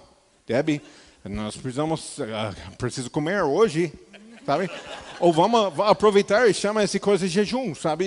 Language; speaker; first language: Portuguese; non-native, fluent; English